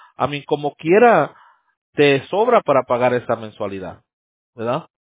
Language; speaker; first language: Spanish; early bilingual, heritage; Spanish